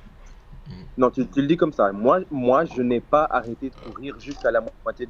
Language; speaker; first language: French; non-native, fluent; Portuguese